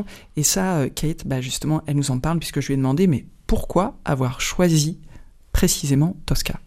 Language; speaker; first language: French; native; French